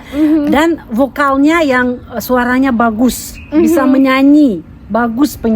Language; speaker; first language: Indonesian; non-native, fluent; Russian